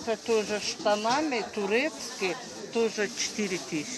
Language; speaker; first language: Russian; non-native, learner; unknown